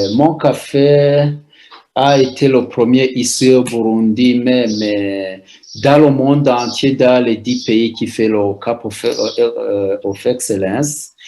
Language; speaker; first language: French; non-native, local second language; Rundi